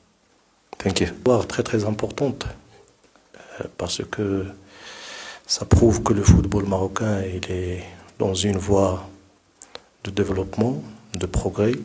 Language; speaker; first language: French; non-native, local second language; Arabic